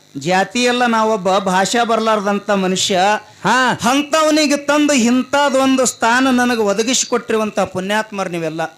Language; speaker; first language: Kannada; non-native, local second language; Lambadi